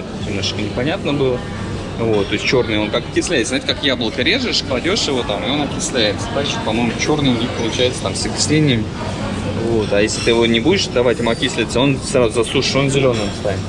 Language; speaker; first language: Russian; native; Russian